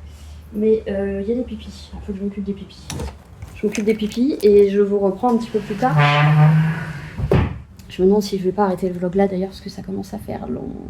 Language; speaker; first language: French; native; French